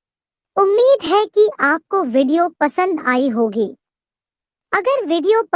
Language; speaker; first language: Hindi; native; Hindi